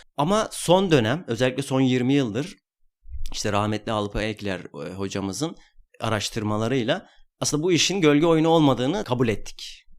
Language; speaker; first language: Turkish; non-native, local second language; Kurdish